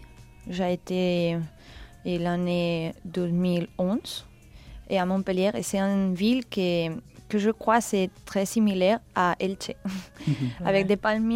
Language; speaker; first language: French; non-native, learner; Spanish